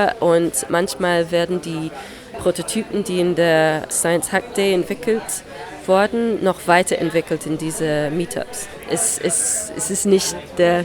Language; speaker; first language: German; non-native, fluent; English